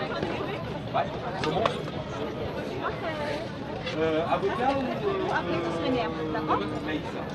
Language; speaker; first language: French; native; French